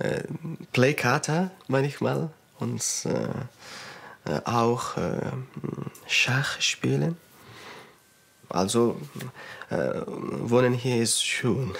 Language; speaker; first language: German; non-native, learner; Persian